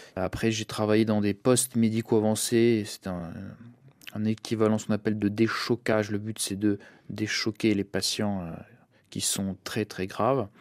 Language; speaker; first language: French; early bilingual, other home language; Russian